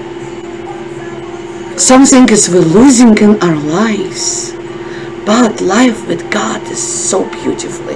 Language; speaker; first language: English; non-native, learner; Russian